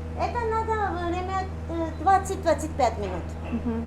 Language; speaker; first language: Russian; non-native, learner; Georgian